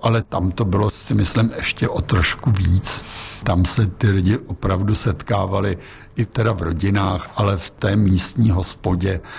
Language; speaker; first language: Czech; native; Czech